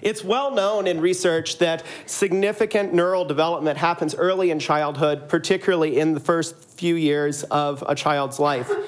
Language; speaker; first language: English; native; English